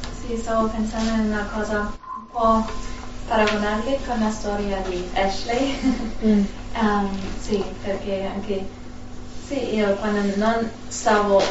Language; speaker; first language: Italian; non-native, fluent; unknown